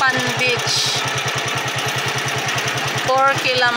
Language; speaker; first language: English; non-native, local second language; Filipino